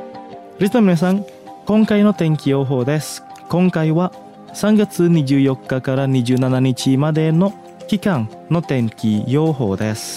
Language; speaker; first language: Japanese; non-native, fluent; Indonesian